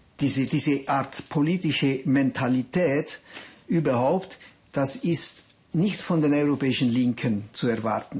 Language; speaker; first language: German; non-native, fluent; Hungarian